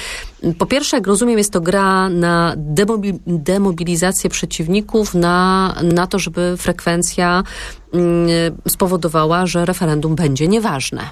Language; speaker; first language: Polish; native; Polish